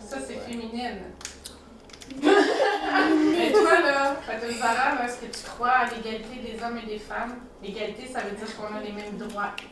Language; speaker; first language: French; native; French